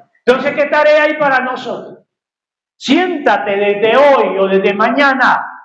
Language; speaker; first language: Spanish; native; Spanish